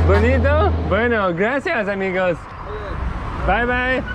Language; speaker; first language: Spanish; non-native, learner; French